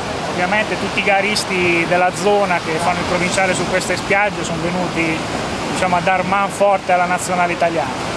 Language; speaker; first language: Italian; native; Italian